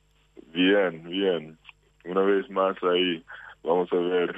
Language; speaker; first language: Spanish; non-native, fluent; English